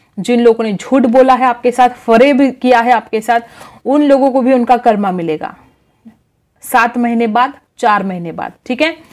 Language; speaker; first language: Hindi; non-native, local second language; Marathi